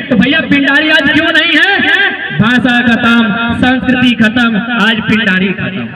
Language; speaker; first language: Hindi; non-native, local second language; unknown